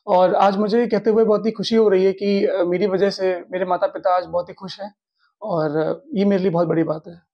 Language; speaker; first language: Hindi; native; Hindi